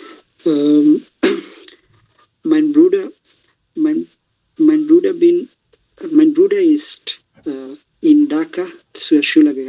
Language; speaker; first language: German; non-native, learner; Bangla